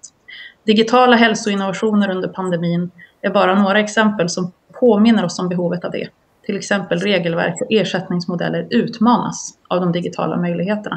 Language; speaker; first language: Swedish; native; Swedish